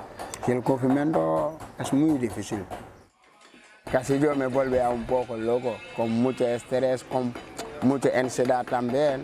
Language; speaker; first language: Spanish; non-native, learner; Wolof